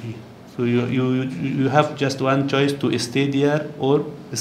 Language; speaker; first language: English; non-native, learner; Persian